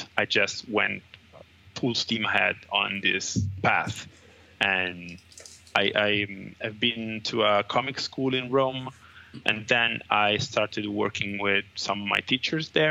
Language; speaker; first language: English; non-native, fluent; Italian